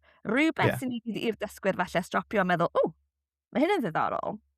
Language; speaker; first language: Welsh; native; Welsh